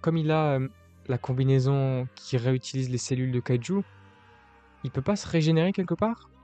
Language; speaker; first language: French; native; French